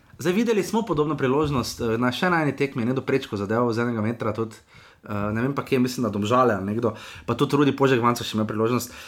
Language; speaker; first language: Slovenian; native; Slovenian